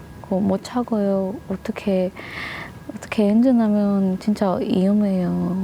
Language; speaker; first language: Korean; non-native, learner; Filipino